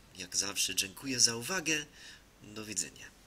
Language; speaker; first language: Polish; non-native, learner; English